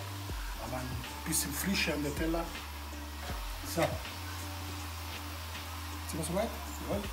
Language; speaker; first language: German; non-native, fluent; Italian